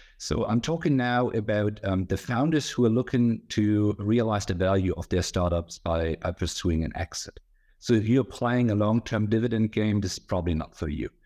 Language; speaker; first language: English; non-native, fluent; German